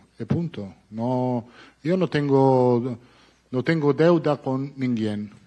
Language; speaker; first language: Portuguese; non-native, fluent; Italian